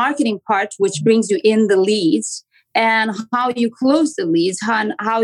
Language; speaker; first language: English; non-native, fluent; Romanian